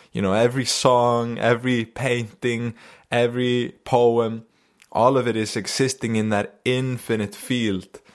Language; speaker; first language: English; non-native, fluent; Icelandic